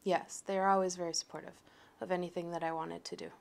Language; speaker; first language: English; native; English